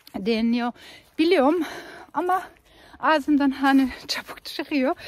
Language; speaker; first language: Turkish; non-native, fluent; German